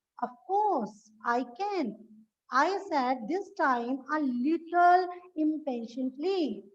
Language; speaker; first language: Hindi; native; Hindi